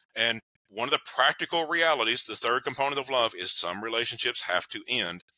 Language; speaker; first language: English; native; English